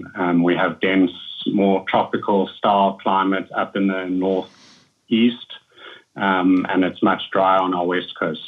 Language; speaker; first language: English; native; English